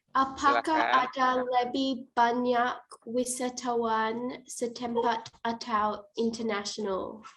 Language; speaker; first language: Indonesian; non-native, learner; English